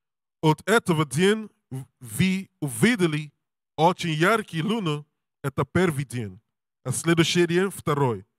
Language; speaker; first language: Russian; non-native, learner; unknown